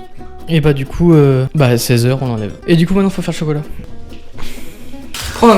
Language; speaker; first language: French; native; French